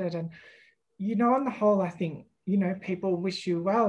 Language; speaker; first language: English; native; English